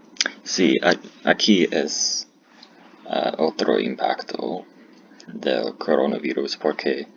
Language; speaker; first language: Spanish; non-native, learner; English